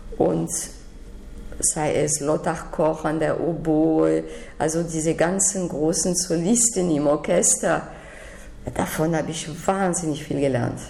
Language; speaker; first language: German; non-native, fluent; French